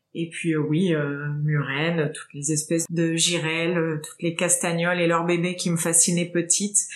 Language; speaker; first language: French; native; French